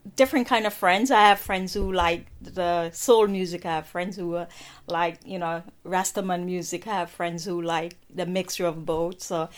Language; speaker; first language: English; non-native, local second language; Jamaican Creole English